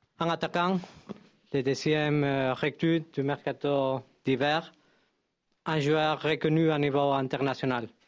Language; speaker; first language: French; non-native, fluent; Spanish